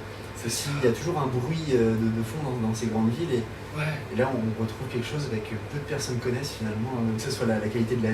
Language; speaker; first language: French; native; French